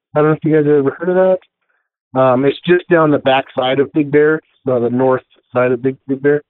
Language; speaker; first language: English; native; English